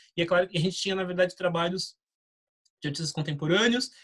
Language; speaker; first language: Portuguese; native; Portuguese